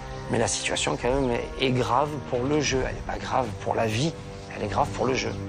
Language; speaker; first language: French; native; French